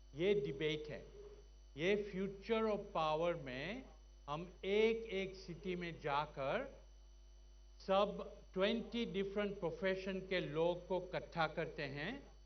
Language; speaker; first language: Hindi; non-native, fluent; Gujarati